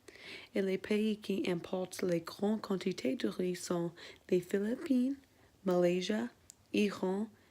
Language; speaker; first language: French; non-native, learner; English